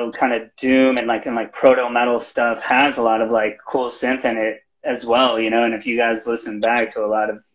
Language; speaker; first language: English; native; English